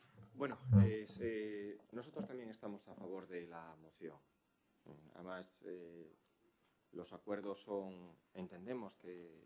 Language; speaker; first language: Spanish; native; Spanish